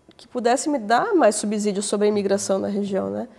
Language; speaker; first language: Portuguese; native; Portuguese